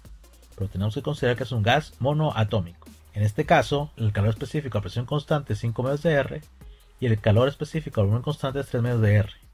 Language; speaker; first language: Spanish; native; Spanish